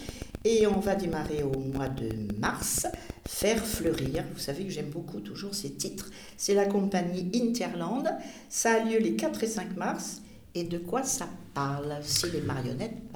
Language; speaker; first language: French; native; French